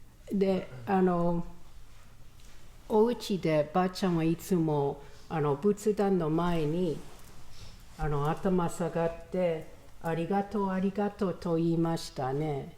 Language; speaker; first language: Japanese; non-native, learner; English